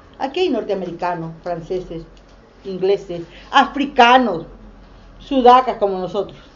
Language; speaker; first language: Spanish; native; Spanish